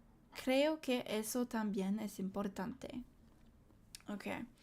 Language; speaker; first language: Spanish; non-native, learner; English